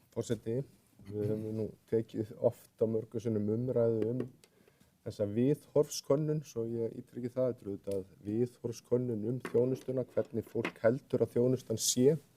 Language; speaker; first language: Icelandic; native; Icelandic